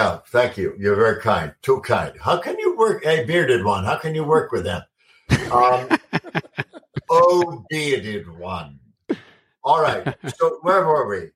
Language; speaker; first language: English; non-native, fluent; Swedish